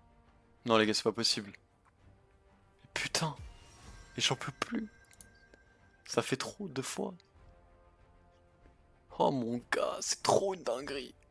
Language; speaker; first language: French; native; French